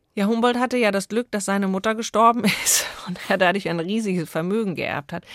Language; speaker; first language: German; native; German